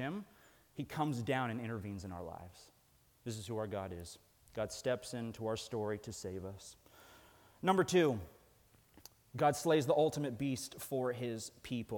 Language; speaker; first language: English; native; English